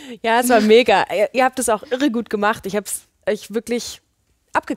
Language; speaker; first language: German; native; German